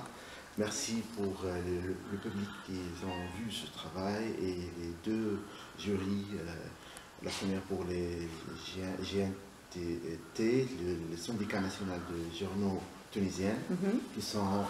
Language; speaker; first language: French; non-native, local second language; Arabic